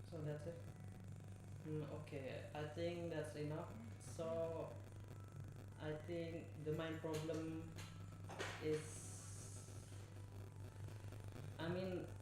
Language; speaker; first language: English; non-native, learner; Indonesian